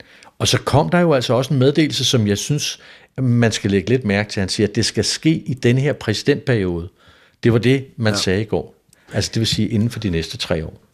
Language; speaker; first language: Danish; native; Danish